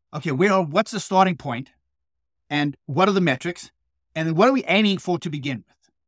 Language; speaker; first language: English; native; English